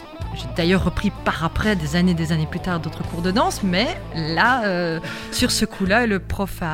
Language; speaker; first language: French; native; French